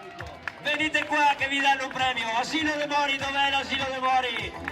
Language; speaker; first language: Italian; native; Italian